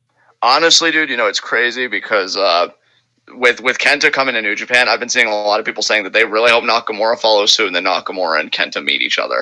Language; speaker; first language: English; native; English